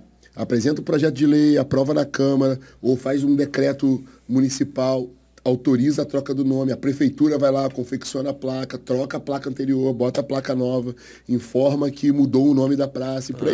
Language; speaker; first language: Portuguese; native; Portuguese